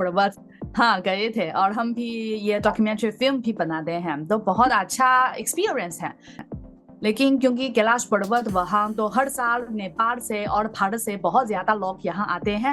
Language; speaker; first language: Hindi; non-native, fluent; Chinese